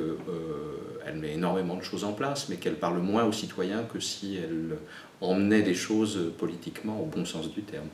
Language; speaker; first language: French; native; French